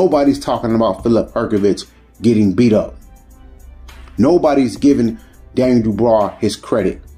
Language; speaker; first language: English; native; English